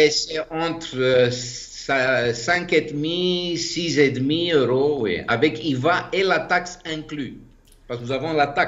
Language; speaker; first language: French; non-native, fluent; Greek